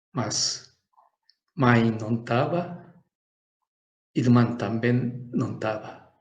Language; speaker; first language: Portuguese; non-native, learner; Japanese